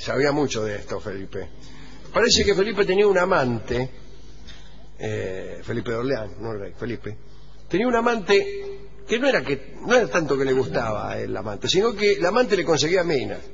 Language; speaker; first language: Spanish; native; Spanish